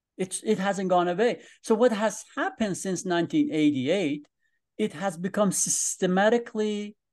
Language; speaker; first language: English; non-native, fluent; Persian